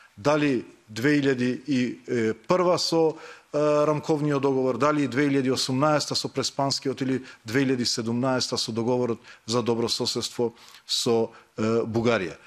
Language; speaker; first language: Macedonian; non-native, local second language; Albanian